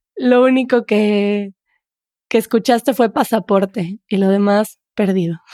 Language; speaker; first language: Spanish; native; Spanish